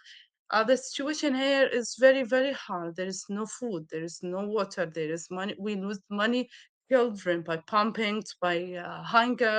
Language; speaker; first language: English; non-native, learner; Arabic